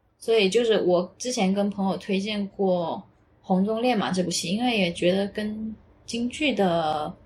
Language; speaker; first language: Chinese; non-native, local second language; Min Nan Chinese